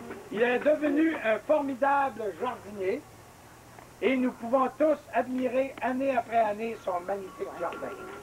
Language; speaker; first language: French; native; French